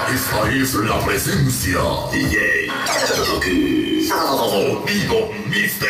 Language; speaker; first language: Spanish; native; Spanish